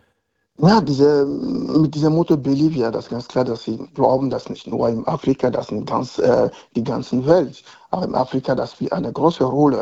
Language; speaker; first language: German; non-native, learner; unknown